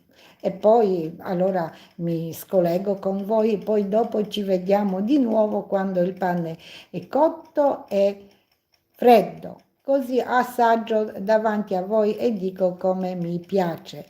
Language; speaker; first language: Italian; non-native, learner; Polish